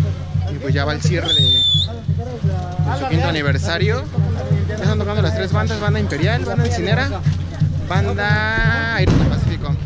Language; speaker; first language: Spanish; native; Spanish